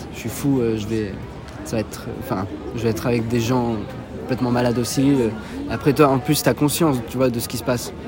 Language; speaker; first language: French; native; French